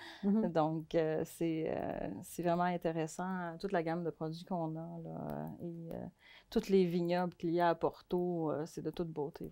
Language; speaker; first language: French; non-native, fluent; Portuguese